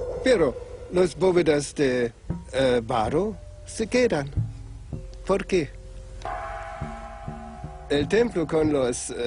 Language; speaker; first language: Spanish; non-native, fluent; German